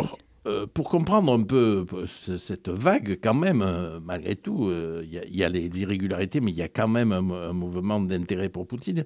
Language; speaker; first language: French; native; French